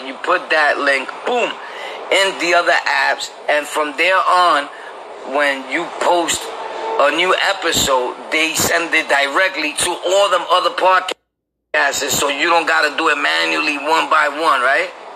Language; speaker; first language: English; early bilingual, other home language; Spanish